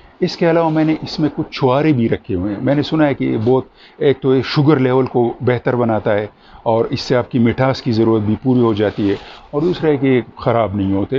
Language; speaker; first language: Urdu; non-native, local second language; Pashto